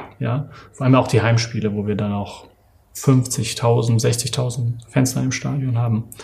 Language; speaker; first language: German; early bilingual, other home language; Serbian